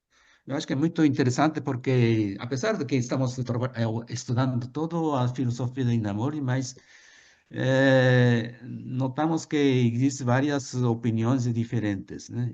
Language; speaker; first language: Portuguese; non-native, fluent; Japanese